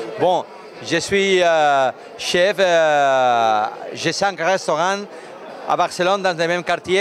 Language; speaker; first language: French; non-native, learner; Spanish